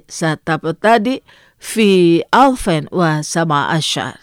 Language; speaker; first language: Arabic; non-native, fluent; Indonesian